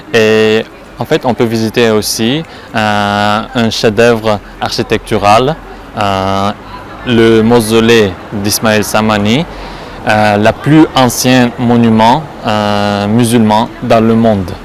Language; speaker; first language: French; non-native, fluent; Uzbek